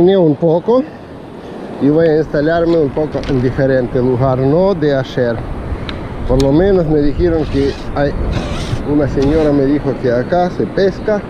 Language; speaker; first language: Spanish; non-native, fluent; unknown